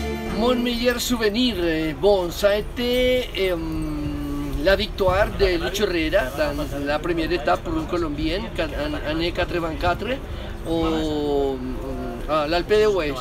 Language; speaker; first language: French; non-native, fluent; Spanish